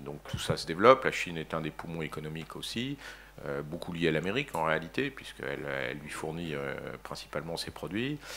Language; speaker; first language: French; native; French